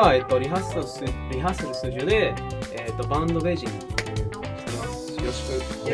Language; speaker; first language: Japanese; non-native, learner; English